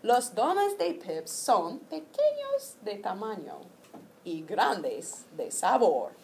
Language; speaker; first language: Spanish; non-native, fluent; English